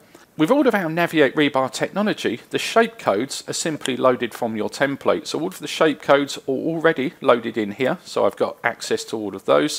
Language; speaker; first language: English; native; English